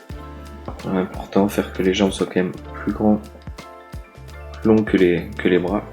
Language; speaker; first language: French; native; French